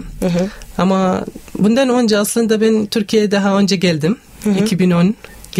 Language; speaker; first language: Turkish; non-native, learner; Arabic